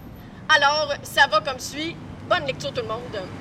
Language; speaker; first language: French; native; French